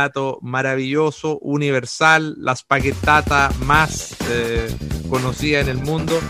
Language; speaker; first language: Spanish; native; Spanish